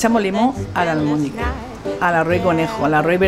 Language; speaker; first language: Spanish; native; Spanish